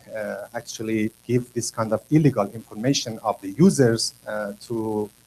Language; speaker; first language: English; non-native, learner; Persian